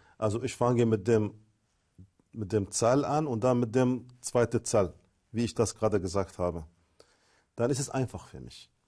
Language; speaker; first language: German; non-native, fluent; Arabic